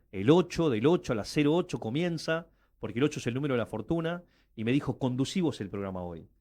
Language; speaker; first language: Spanish; early bilingual, other home language; Chinese